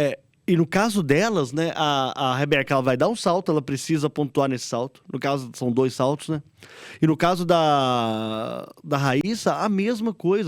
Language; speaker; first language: Portuguese; native; Portuguese